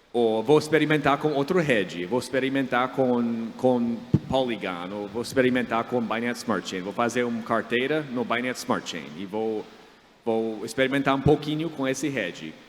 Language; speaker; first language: Portuguese; non-native, fluent; English